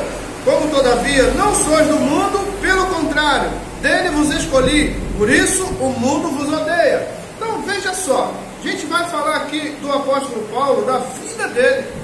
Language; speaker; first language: Portuguese; native; Portuguese